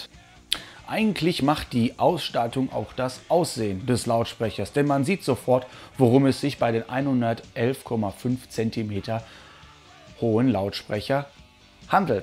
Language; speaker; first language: German; native; German